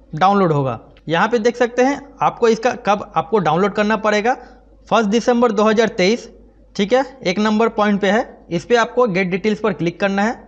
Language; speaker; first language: Hindi; non-native, local second language; Bangla